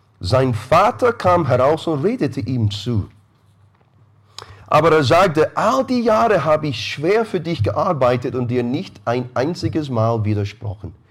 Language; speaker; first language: German; non-native, fluent; English